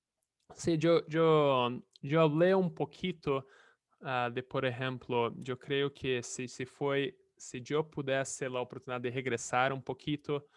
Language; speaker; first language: Spanish; non-native, fluent; Portuguese